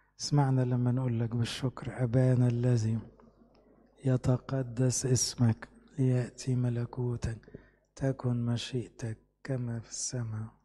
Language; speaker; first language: Arabic; native; Arabic